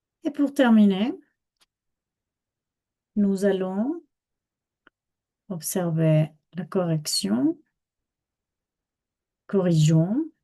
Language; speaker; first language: French; non-native, fluent; Spanish